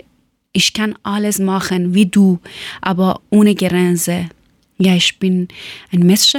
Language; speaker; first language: German; non-native, learner; Persian